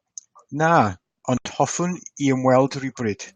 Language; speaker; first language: Welsh; non-native, learner; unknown